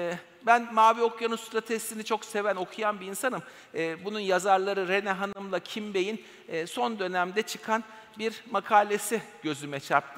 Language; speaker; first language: Turkish; native; Turkish